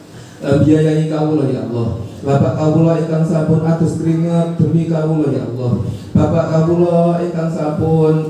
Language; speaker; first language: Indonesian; non-native, local second language; Javanese